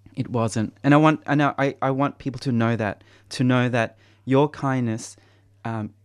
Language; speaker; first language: English; native; English